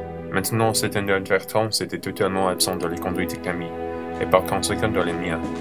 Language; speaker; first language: French; non-native, learner; English